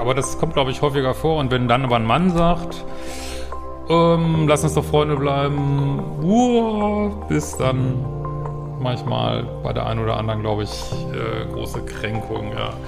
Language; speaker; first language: German; native; German